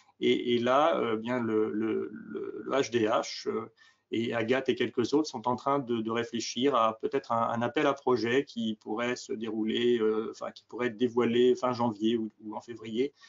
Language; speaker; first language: French; native; French